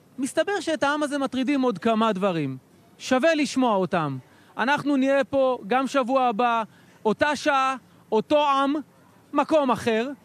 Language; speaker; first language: Hebrew; native; Hebrew